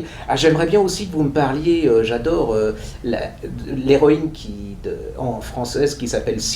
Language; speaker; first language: French; native; French